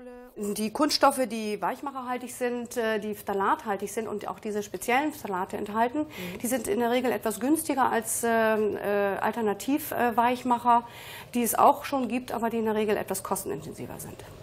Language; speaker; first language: German; native; German